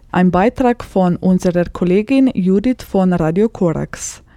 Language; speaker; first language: German; native; German